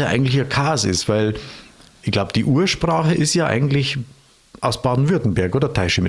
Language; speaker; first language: German; native; German